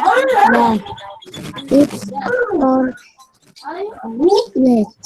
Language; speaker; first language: English; non-native, learner; Indonesian